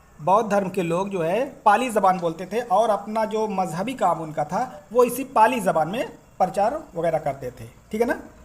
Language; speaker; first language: Hindi; native; Hindi